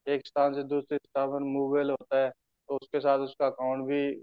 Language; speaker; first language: Hindi; native; Hindi